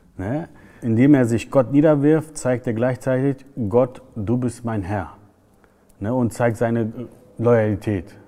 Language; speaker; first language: German; early bilingual, other home language; Turkish